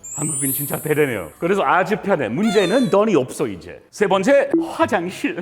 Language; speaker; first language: Korean; non-native, learner; English